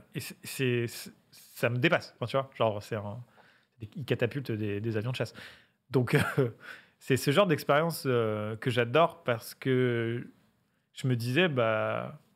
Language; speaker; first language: French; native; French